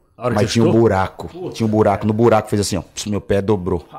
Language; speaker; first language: Portuguese; native; Portuguese